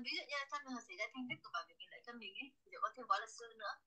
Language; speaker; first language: Vietnamese; native; Vietnamese